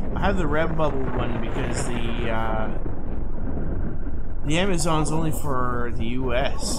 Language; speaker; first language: English; early bilingual, other home language; French